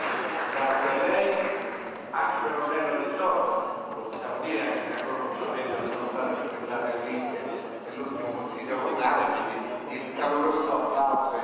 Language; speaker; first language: Italian; native; Italian